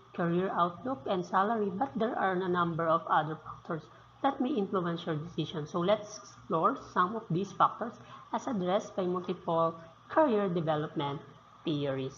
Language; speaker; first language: English; non-native, local second language; Filipino